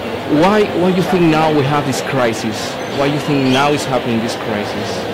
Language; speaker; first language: English; non-native, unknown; Spanish